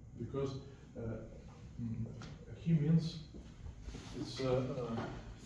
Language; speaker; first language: English; non-native, learner; Russian